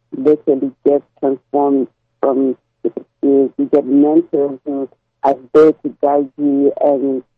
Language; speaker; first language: English; non-native, local second language; Tswana